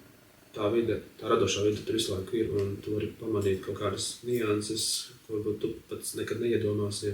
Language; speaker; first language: Latvian; native; Latvian